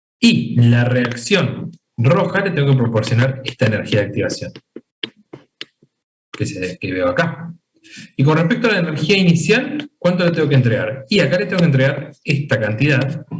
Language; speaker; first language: Spanish; native; Spanish